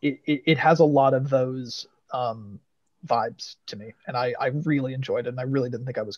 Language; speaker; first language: English; native; English